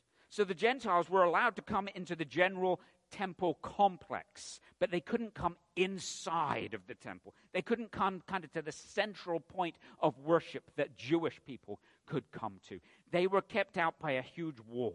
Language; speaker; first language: English; native; English